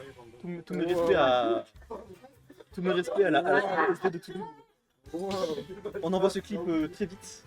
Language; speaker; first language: French; native; French